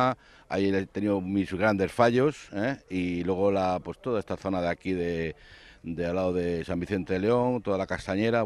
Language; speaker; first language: Spanish; native; Spanish